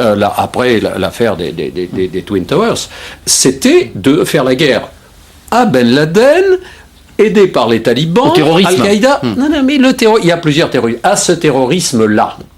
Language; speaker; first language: French; native; French